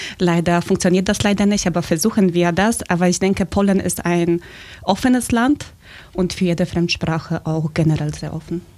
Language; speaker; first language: German; non-native, fluent; Polish